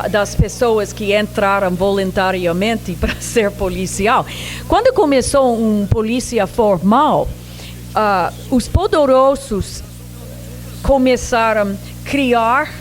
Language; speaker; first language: Portuguese; non-native, fluent; English